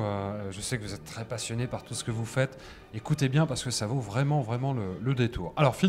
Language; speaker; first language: French; native; French